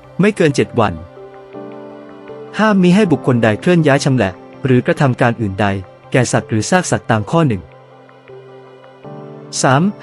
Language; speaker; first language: Thai; native; Thai